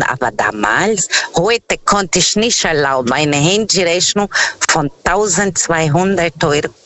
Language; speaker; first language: German; non-native, fluent; Portuguese